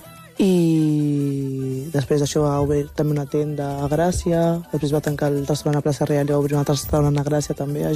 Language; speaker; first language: Catalan; early bilingual, other home language; Wolof